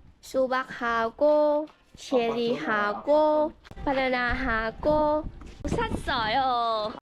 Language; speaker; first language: Korean; non-native, learner; Vietnamese